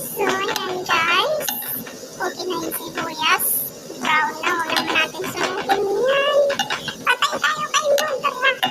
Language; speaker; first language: Filipino; non-native, local second language; Maguindanaon